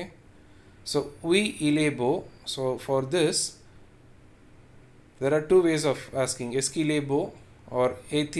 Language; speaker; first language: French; non-native, fluent; Tamil